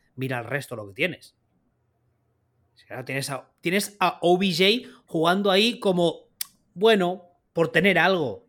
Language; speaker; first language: Spanish; native; Spanish